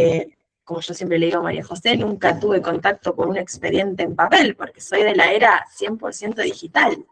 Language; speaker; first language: Spanish; native; Spanish